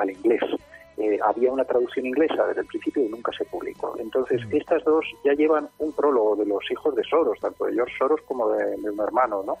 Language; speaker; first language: Spanish; native; Spanish